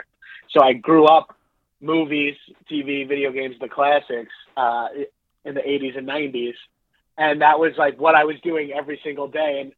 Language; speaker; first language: English; native; English